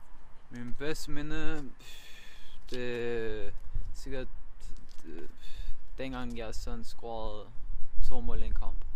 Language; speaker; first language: Danish; non-native, fluent; Albanian